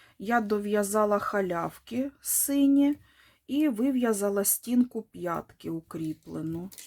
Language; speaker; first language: Ukrainian; non-native, local second language; Russian